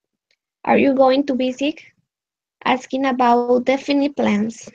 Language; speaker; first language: English; non-native, learner; Spanish